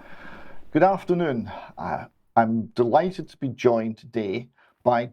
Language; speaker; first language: English; native; English